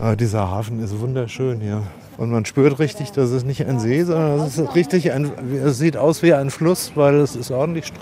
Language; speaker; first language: German; native; German